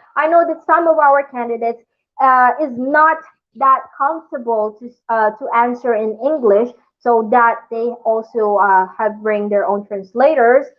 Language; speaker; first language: English; non-native, local second language; Filipino